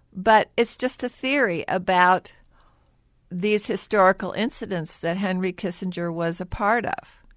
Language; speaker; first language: English; native; English